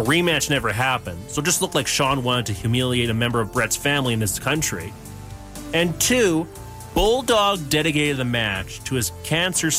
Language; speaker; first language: English; native; English